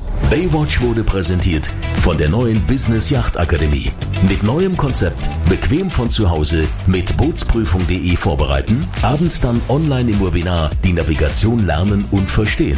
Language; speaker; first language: German; native; German